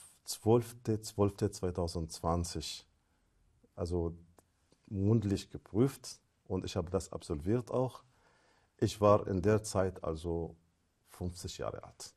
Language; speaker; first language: German; non-native, fluent; Arabic